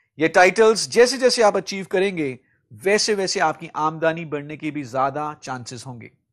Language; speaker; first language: Hindi; native; Hindi